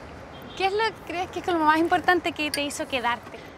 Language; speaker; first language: Spanish; native; Spanish